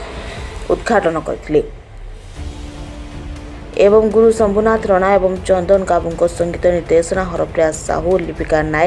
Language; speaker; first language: Hindi; non-native, local second language; Odia